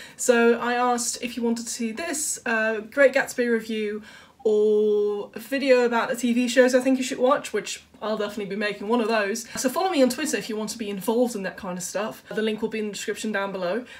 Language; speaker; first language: English; non-native, fluent; Dutch